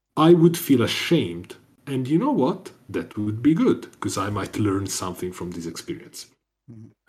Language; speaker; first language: English; non-native, fluent; Italian